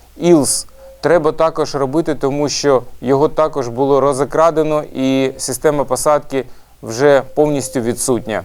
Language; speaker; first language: Ukrainian; native; Ukrainian